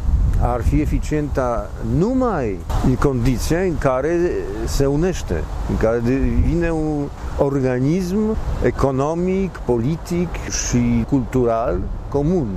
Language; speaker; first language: Romanian; non-native, fluent; Polish